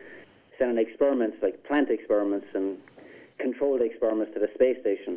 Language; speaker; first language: English; native; English